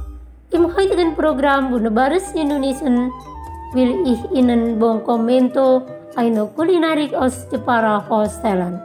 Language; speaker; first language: German; non-native, fluent; Indonesian